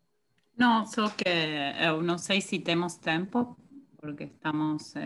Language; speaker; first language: Portuguese; non-native, fluent; Spanish